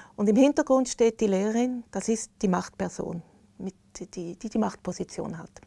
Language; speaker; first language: German; native; German